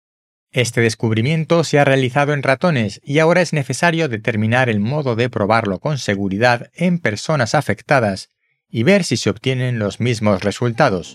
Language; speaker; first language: Spanish; native; Spanish